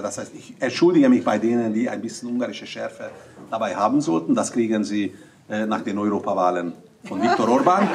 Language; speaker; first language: German; non-native, fluent; Hungarian